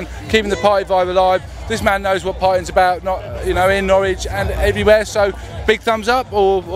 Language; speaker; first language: English; native; English